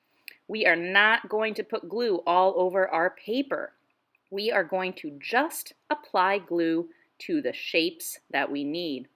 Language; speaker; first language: English; native; English